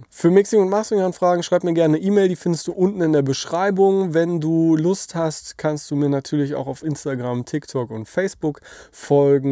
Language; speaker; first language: German; native; German